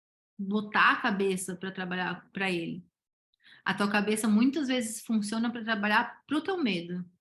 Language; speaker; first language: Portuguese; native; Portuguese